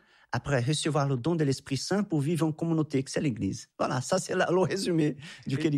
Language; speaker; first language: French; non-native, fluent; Portuguese